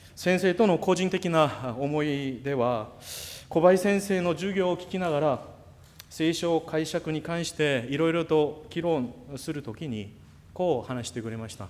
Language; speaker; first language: Japanese; non-native, fluent; Korean